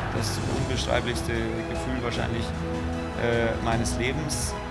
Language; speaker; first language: German; native; German